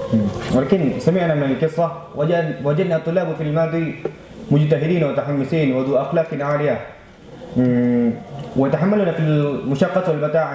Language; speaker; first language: Arabic; non-native, learner; Indonesian